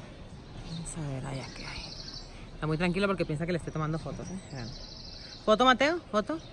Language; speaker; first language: Spanish; native; Spanish